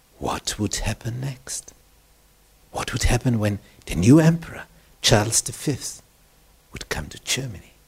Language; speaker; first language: English; non-native, fluent; German